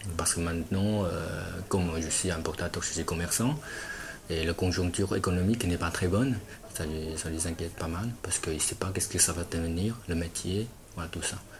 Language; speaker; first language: French; non-native, fluent; Chinese